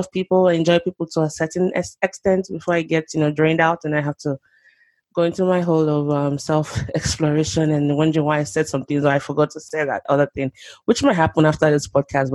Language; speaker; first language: English; non-native, local second language; Yoruba